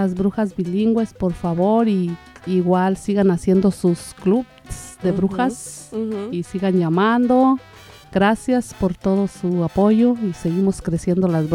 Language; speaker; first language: Spanish; native; Spanish